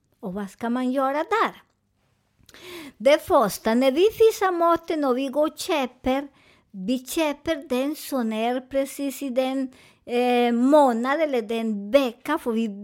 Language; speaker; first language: Swedish; non-native, fluent; Spanish